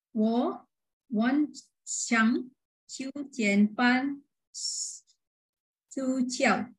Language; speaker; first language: Chinese; non-native, learner; Malay